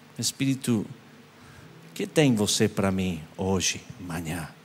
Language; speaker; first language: Portuguese; non-native, learner; English